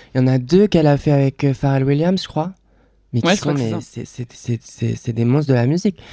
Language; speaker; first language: French; native; French